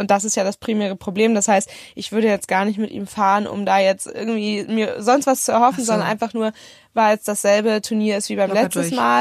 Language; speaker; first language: German; native; German